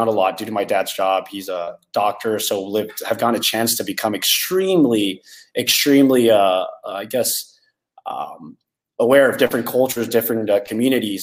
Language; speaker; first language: English; native; English